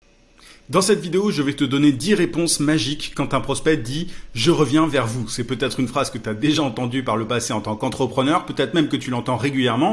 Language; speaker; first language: French; native; French